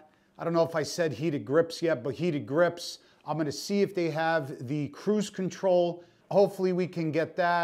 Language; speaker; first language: English; native; English